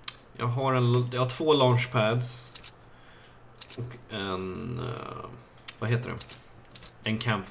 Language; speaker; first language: Swedish; native; Swedish